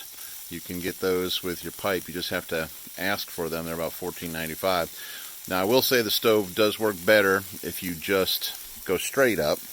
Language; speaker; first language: English; native; English